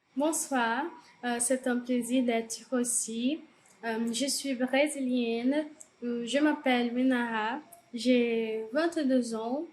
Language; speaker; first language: French; non-native, learner; Portuguese